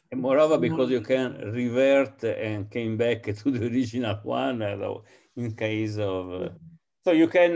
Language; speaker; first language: English; non-native, fluent; Italian